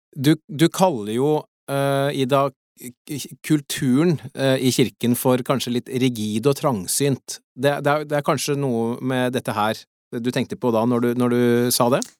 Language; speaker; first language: Norwegian; native; Norwegian